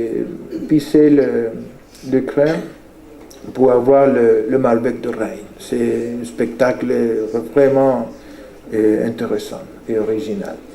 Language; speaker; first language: French; non-native, fluent; Spanish